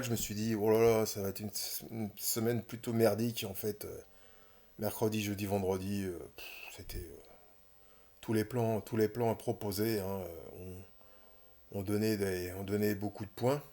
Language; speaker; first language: French; native; French